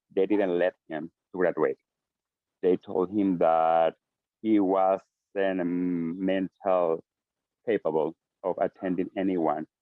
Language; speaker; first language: English; non-native, fluent; Spanish